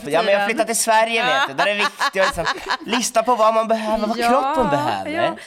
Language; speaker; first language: Swedish; non-native, fluent; Norwegian